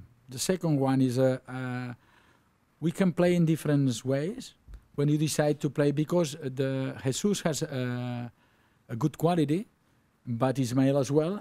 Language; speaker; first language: English; non-native, learner; Spanish